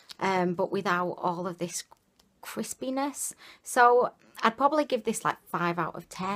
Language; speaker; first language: English; native; English